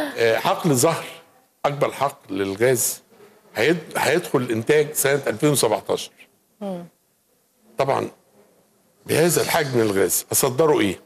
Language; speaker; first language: Arabic; native; Arabic